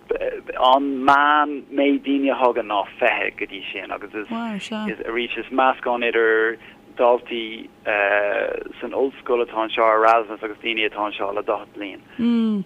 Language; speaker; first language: Irish; non-native, learner; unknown